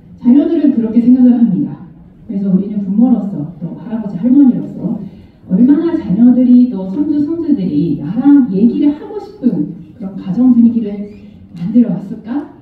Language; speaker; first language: Korean; non-native, fluent; Japanese